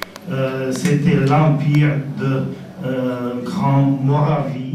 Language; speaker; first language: French; non-native, fluent; Slovak